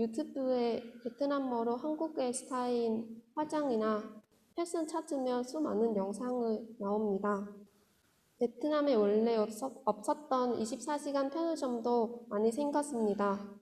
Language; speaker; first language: Korean; non-native, fluent; Vietnamese